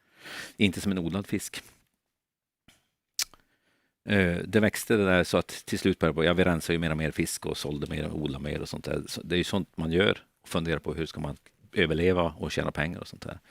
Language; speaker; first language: Swedish; native; Swedish